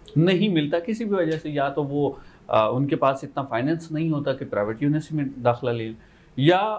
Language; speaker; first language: Urdu; native; Urdu